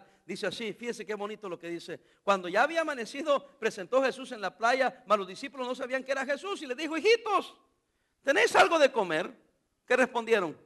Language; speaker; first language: Spanish; native; Spanish